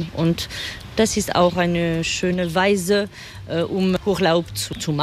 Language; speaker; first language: German; non-native, fluent; French